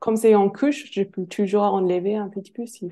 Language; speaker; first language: French; non-native, fluent; English